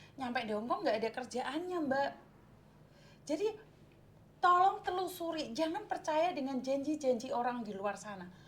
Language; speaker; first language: Indonesian; non-native, local second language; Javanese